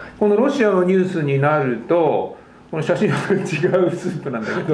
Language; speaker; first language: Japanese; native; Japanese